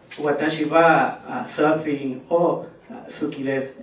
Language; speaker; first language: Japanese; non-native, learner; Spanish